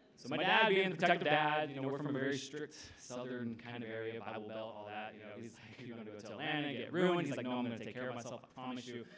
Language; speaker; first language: English; native; English